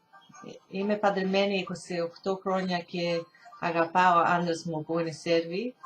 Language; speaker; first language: Greek; early bilingual, heritage; Greek